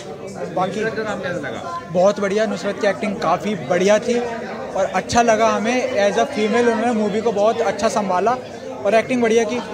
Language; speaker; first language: Hindi; native; Hindi